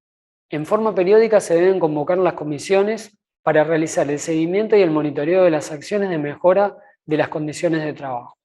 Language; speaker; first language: Spanish; native; Spanish